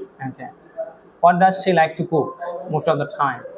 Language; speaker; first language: English; non-native, fluent; Bangla